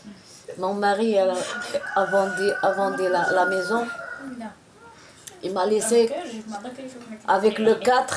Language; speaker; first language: French; non-native, learner; Arabic